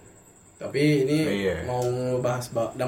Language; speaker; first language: Indonesian; native; Indonesian